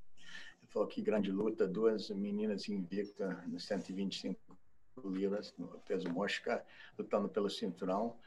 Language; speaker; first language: Portuguese; non-native, fluent; English